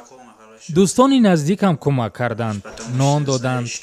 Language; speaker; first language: Persian; non-native, learner; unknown